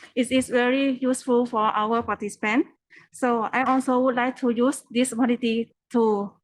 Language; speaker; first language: English; non-native, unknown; Thai